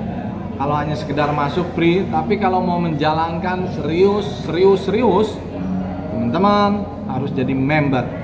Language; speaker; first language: Indonesian; native; Indonesian